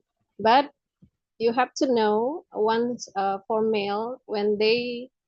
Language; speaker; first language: English; non-native, local second language; Indonesian